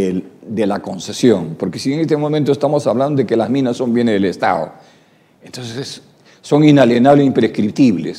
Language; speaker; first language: Spanish; native; Spanish